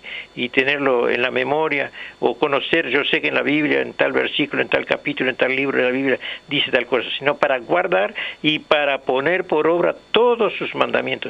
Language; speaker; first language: Spanish; native; Spanish